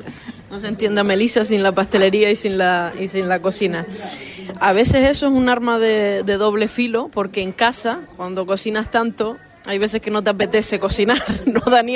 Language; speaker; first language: Spanish; native; Spanish